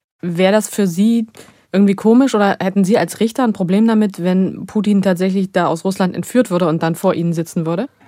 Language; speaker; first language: German; native; German